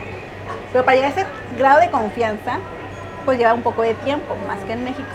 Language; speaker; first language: Spanish; native; Spanish